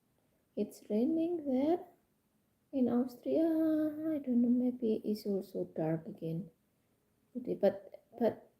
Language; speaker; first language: English; non-native, fluent; Indonesian